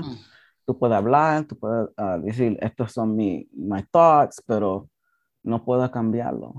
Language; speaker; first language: Spanish; early bilingual, heritage; English